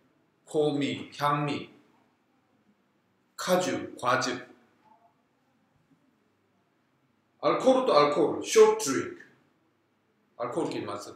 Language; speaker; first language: Japanese; non-native, fluent; Korean